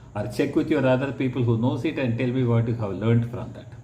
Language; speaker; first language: English; non-native, local second language; Tamil